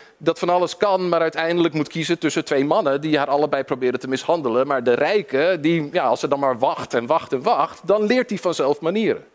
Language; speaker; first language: Dutch; early bilingual, other home language; English